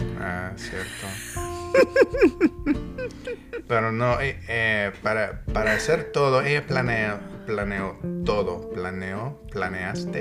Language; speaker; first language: Spanish; non-native, learner; English